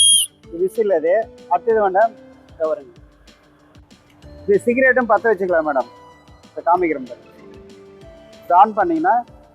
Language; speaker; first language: Tamil; native; Tamil